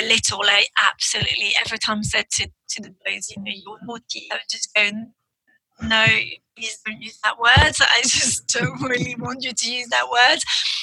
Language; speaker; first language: English; non-native, fluent; French